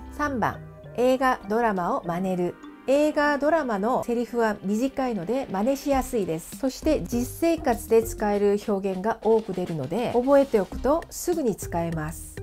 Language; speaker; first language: Japanese; non-native, fluent; Korean